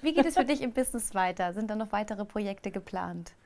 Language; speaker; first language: German; native; German